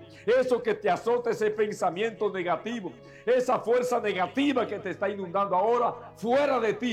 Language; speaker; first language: Spanish; native; Spanish